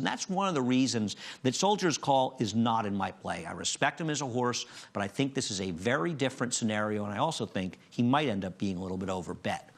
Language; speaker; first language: English; native; English